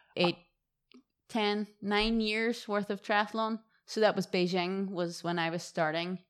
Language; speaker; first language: English; native; English